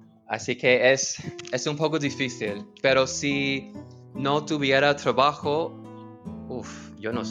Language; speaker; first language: Spanish; non-native, fluent; English